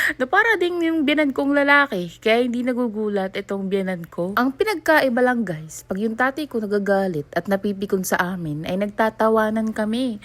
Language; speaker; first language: Filipino; native; Filipino